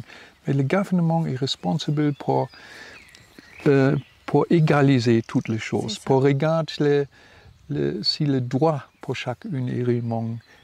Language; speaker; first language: French; non-native, learner; German